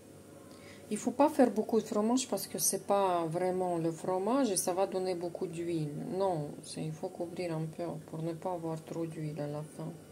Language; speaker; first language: French; non-native, fluent; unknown